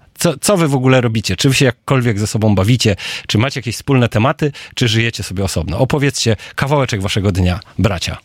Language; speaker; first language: Polish; native; Polish